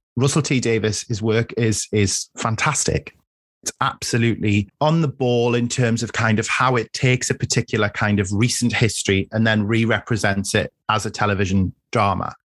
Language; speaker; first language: English; native; English